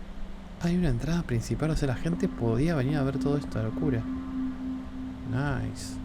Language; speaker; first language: Spanish; native; Spanish